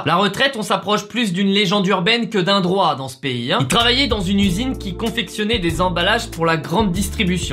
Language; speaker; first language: French; native; French